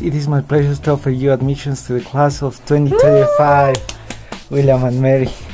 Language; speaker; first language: English; non-native, fluent; Spanish